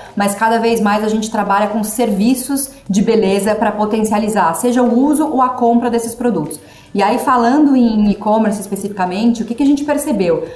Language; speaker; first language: Portuguese; native; Portuguese